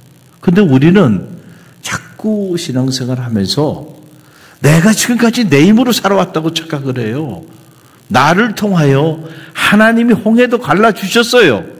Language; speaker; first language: Korean; native; Korean